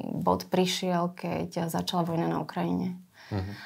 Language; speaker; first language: Slovak; native; Slovak